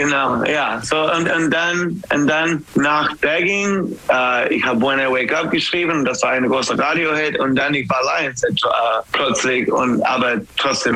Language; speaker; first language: German; non-native, learner; English